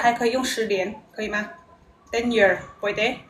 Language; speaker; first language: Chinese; non-native, fluent; Filipino